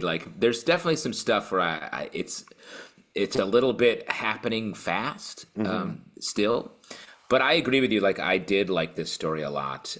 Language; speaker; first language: English; native; English